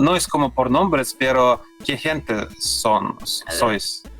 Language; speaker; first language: Spanish; non-native, learner; Russian